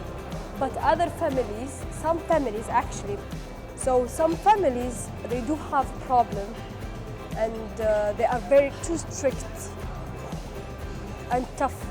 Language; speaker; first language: English; non-native, fluent; Arabic